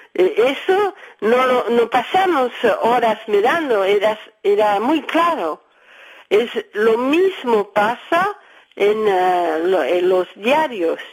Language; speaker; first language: Spanish; early bilingual, heritage; Spanish